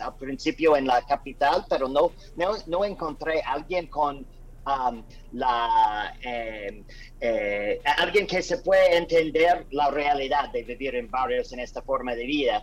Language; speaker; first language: Spanish; non-native, learner; English